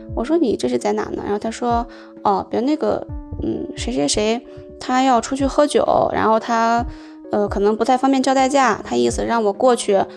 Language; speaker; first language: Chinese; native; Chinese